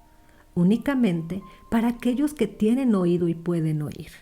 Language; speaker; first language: Spanish; native; Spanish